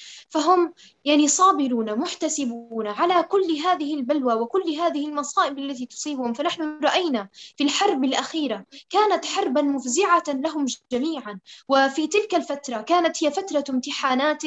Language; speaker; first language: Arabic; native; Arabic